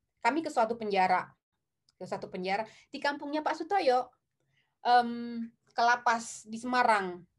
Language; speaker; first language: Indonesian; non-native, local second language; Batak Toba